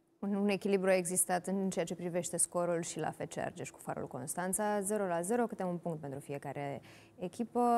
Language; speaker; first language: Romanian; native; Romanian